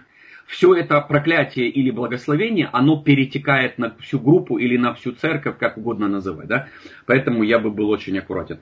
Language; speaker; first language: Russian; native; Russian